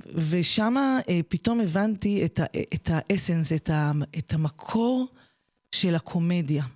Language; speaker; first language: Hebrew; native; Hebrew